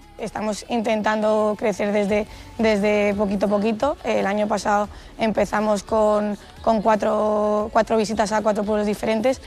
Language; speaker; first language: Spanish; native; Spanish